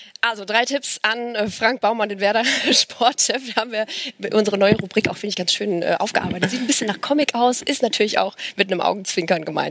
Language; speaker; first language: German; native; German